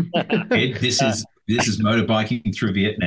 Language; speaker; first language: English; native; English